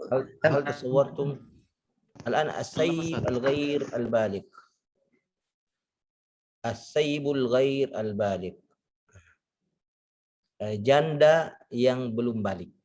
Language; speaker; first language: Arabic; non-native, fluent; Indonesian